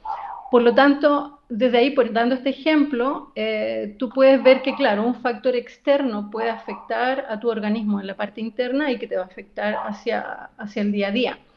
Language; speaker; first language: Spanish; native; Spanish